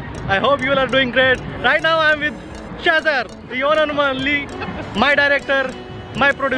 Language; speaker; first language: English; non-native, local second language; Hindi